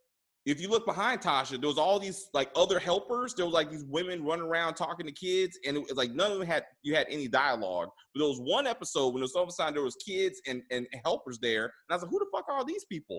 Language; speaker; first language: English; native; English